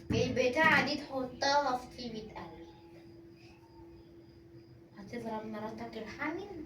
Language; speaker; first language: Arabic; native; Arabic